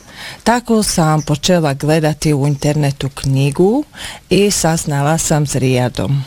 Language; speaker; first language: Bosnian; non-native, learner; Slovak